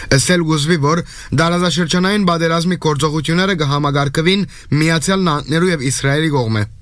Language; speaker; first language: Armenian; native; Armenian